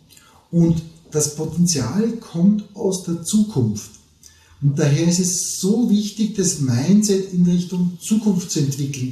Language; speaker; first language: German; native; German